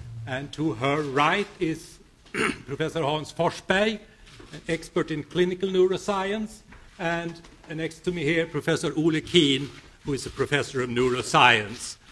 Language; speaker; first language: English; non-native, fluent; Swedish